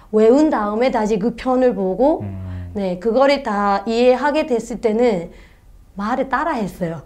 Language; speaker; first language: Korean; non-native, fluent; Burmese